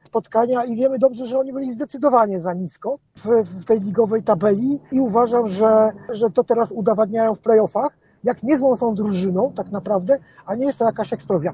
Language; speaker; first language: Polish; native; Polish